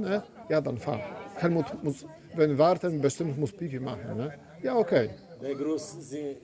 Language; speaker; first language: German; non-native, learner; Polish